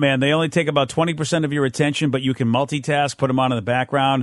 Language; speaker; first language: English; native; English